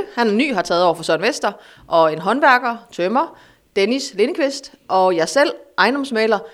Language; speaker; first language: Danish; native; Danish